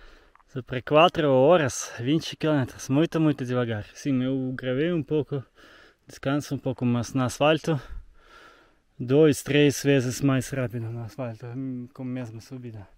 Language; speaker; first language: Portuguese; non-native, learner; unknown